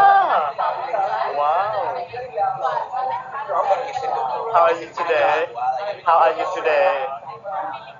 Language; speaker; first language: English; non-native, learner; Thai